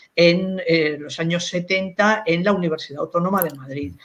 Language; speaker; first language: Spanish; native; Spanish